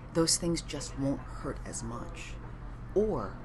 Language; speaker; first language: English; native; English